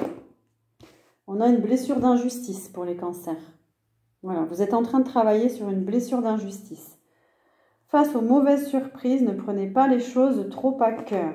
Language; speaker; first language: French; native; French